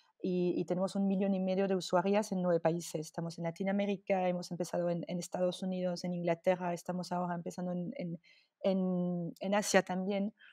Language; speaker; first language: Spanish; non-native, fluent; French